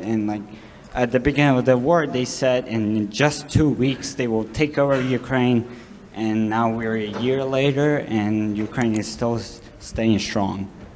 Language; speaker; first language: English; non-native, fluent; Ukrainian